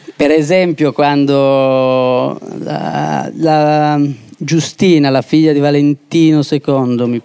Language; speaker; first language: Italian; native; Italian